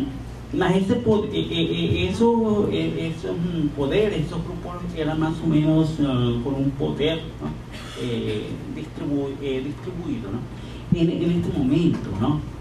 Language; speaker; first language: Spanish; native; Spanish